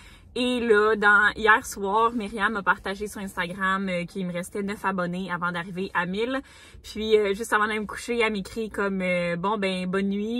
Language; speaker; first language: French; native; French